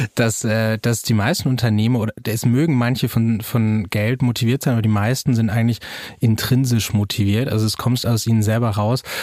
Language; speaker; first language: German; native; German